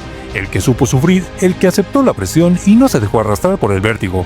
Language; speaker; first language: Spanish; native; Spanish